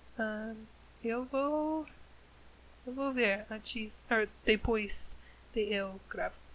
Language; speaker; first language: Portuguese; non-native, learner; English